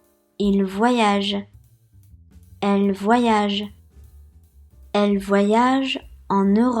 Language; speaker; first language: French; non-native, fluent; Japanese